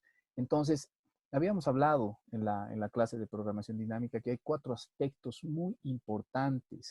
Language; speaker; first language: Spanish; native; Spanish